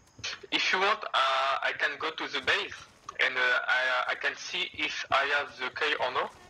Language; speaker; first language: English; non-native, learner; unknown